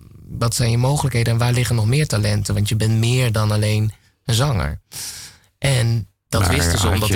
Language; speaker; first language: Dutch; native; Dutch